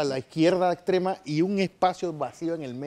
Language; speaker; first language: Spanish; native; Spanish